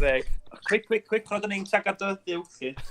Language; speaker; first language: Welsh; native; Welsh